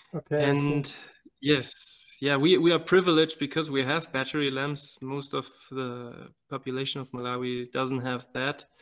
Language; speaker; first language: English; non-native, fluent; German